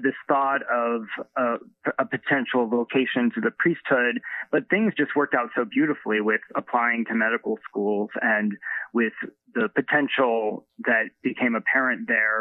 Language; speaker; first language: English; native; English